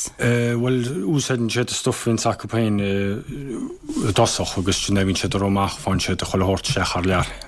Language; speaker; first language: Irish; native; Irish